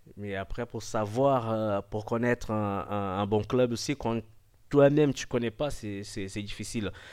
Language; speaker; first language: French; non-native, fluent; Portuguese